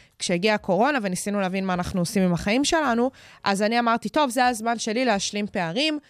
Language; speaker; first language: Hebrew; native; Hebrew